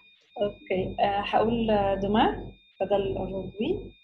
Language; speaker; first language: French; non-native, learner; Arabic